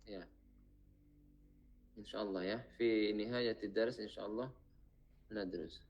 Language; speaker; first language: Arabic; non-native, fluent; Indonesian